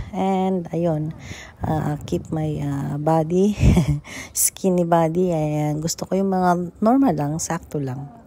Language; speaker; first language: Filipino; native; Filipino